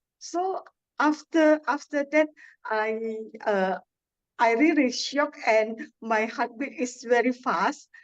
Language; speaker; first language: English; non-native, learner; Indonesian